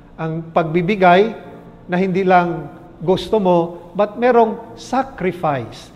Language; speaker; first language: Filipino; native; Filipino